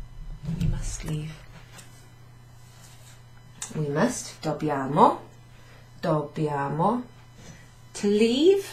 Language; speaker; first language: Italian; non-native, fluent; English